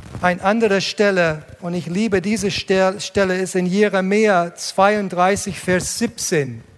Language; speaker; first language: German; non-native, fluent; English